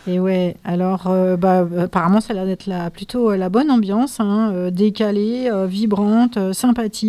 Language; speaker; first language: French; native; French